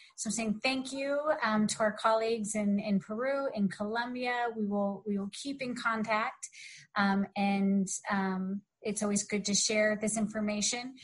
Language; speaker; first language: English; native; English